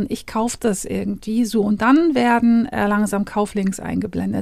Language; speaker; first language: German; native; German